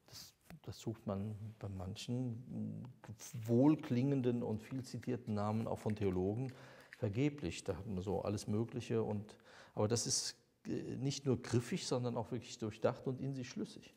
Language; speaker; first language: German; native; German